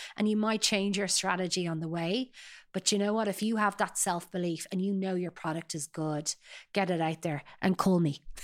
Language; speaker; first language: English; native; English